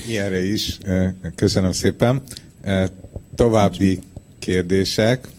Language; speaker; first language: Hungarian; native; Hungarian